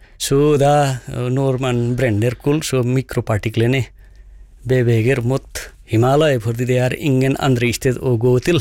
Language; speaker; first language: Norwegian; non-native, fluent; Nepali